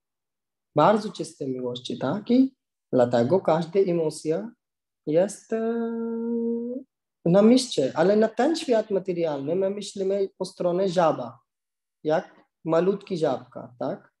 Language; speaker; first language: Polish; non-native, learner; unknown